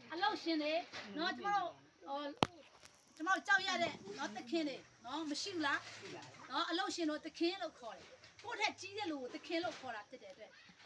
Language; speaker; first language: Burmese; non-native, local second language; Mizo